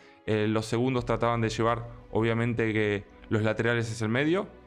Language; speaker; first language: Spanish; native; Spanish